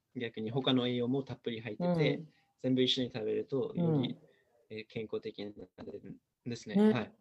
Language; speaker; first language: Japanese; non-native, fluent; English